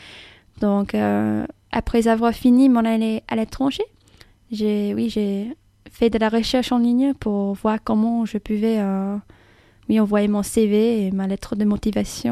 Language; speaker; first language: French; non-native, fluent; English